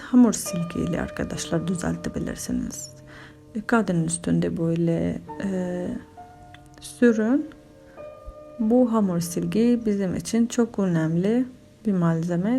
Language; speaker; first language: Turkish; non-native, fluent; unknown